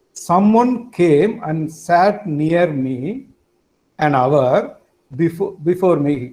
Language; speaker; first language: English; non-native, local second language; Tamil